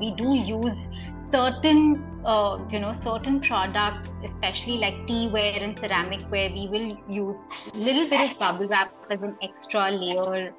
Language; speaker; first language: English; non-native, local second language; Hindi